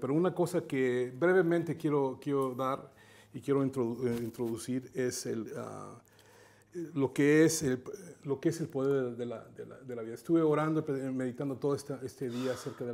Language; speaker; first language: Spanish; native; Spanish